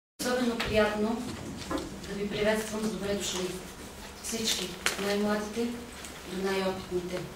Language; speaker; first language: Bulgarian; native; Bulgarian